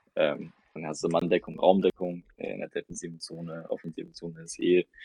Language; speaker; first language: German; early bilingual, other home language; Russian